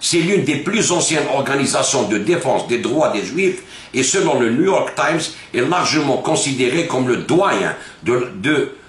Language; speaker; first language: French; non-native, local second language; Arabic